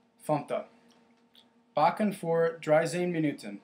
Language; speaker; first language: German; non-native, learner; English